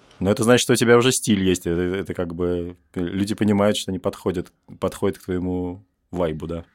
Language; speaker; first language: Russian; native; Russian